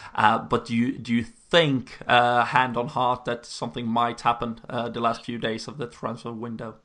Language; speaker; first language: English; non-native, fluent; Swedish